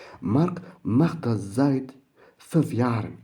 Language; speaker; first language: German; non-native, learner; Turkish